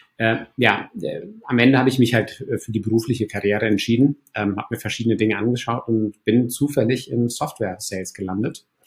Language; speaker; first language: German; early bilingual, other home language; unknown